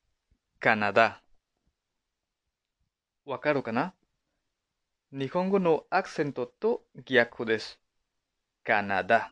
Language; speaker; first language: Japanese; non-native, fluent; Spanish